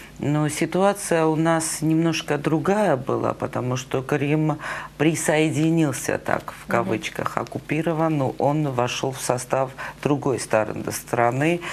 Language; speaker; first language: Russian; non-native, local second language; Georgian